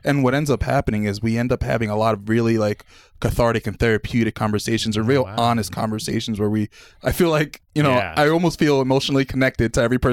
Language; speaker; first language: English; early bilingual, other home language; Spanish